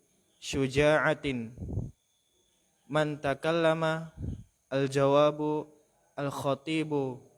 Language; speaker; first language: Arabic; non-native, learner; Indonesian